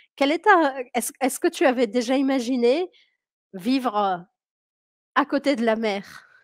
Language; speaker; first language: French; native; French